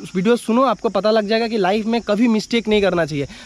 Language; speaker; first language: Hindi; non-native, local second language; Bangla